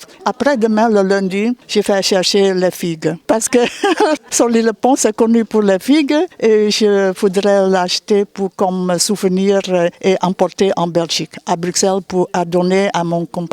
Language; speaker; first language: French; non-native, fluent; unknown